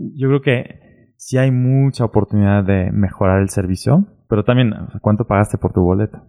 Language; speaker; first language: Spanish; early bilingual, heritage; German